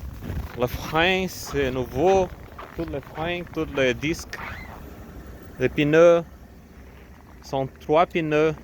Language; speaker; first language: French; non-native, learner; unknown